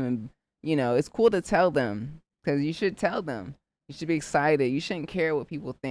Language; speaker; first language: English; native; English